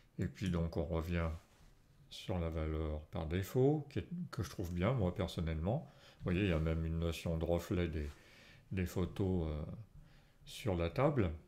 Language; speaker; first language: French; native; French